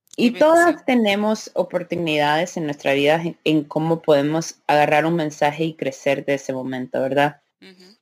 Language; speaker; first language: Spanish; early bilingual, heritage; Spanish